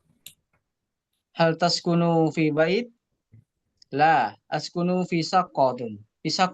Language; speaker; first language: Arabic; non-native, learner; Indonesian